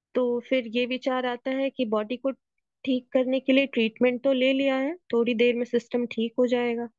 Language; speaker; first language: Hindi; native; Hindi